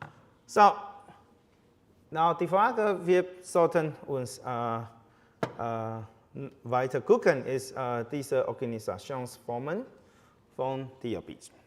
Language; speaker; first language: German; non-native, fluent; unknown